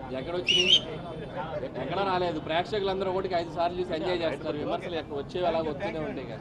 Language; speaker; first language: Telugu; native; Telugu